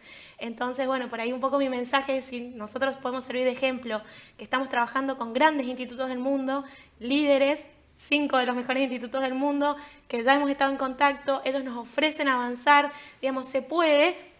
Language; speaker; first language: Spanish; native; Spanish